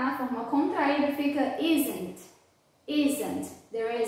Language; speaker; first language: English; non-native, fluent; Portuguese